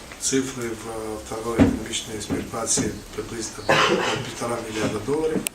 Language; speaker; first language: Ukrainian; non-native, fluent; Georgian